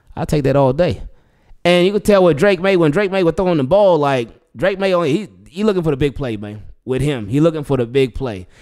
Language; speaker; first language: English; native; English